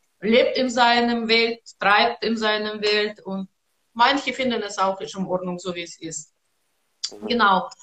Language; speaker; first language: German; non-native, learner; Russian